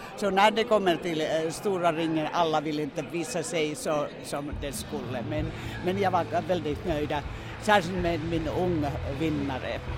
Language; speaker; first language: Swedish; non-native, local second language; Finnish